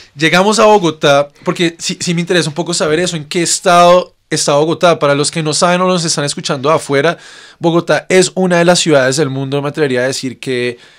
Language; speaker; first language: Spanish; native; Spanish